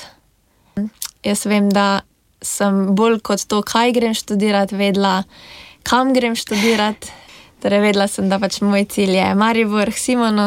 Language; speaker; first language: Slovenian; native; Slovenian